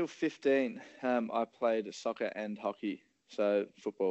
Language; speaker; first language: English; native; English